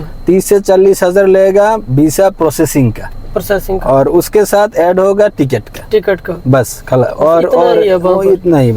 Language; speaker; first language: Hindi; non-native, fluent; Bangla